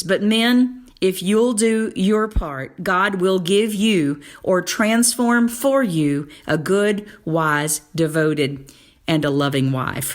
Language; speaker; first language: English; native; English